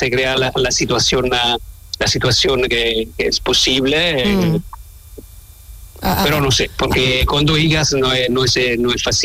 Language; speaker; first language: Spanish; non-native, learner; Italian